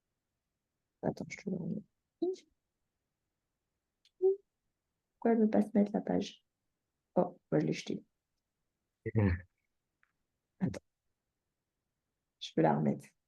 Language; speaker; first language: French; native; French